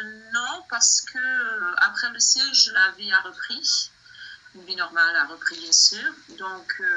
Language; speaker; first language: French; non-native, fluent; Bosnian